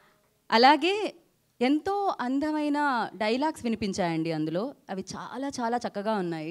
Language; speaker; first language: Telugu; native; Telugu